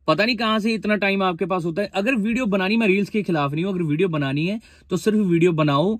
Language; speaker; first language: Hindi; non-native, local second language; Punjabi